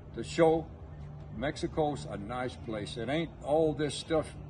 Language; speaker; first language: English; native; English